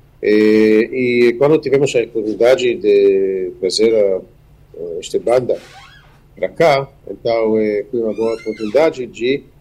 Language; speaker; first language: Portuguese; non-native, fluent; Hebrew